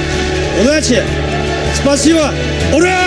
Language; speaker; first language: Russian; non-native, learner; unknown